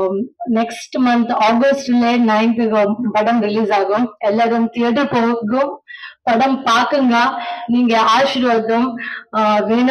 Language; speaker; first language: Tamil; non-native, learner; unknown